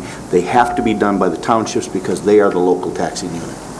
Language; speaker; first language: English; native; English